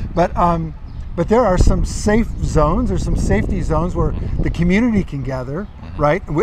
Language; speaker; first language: English; native; English